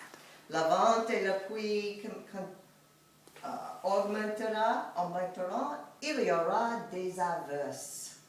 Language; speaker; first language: French; non-native, fluent; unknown